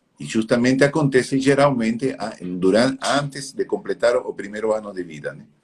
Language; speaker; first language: Portuguese; non-native, fluent; Spanish